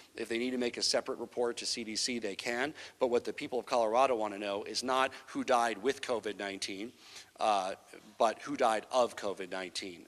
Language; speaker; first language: English; native; English